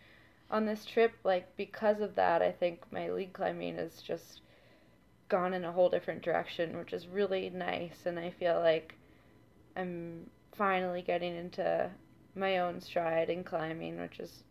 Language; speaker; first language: English; native; English